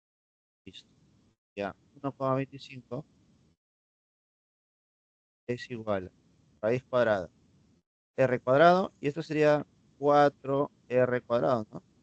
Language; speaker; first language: Spanish; native; Spanish